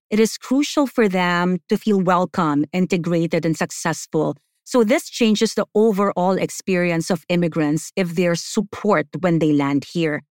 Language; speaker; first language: English; non-native, local second language; Filipino